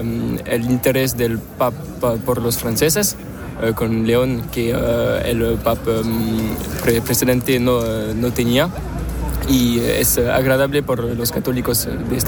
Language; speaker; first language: Spanish; non-native, learner; French